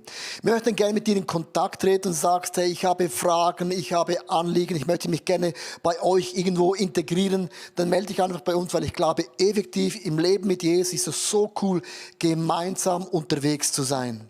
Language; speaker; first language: German; native; German